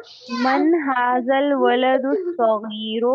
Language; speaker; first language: Arabic; non-native, learner; Urdu